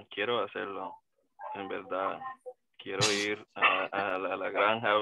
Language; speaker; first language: Spanish; non-native, learner; English